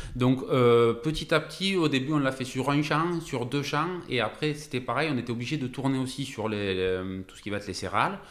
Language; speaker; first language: French; native; French